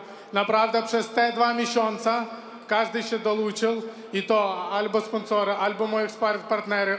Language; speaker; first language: Polish; non-native, learner; Russian